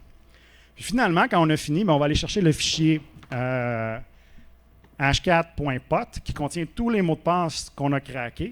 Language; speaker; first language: French; native; French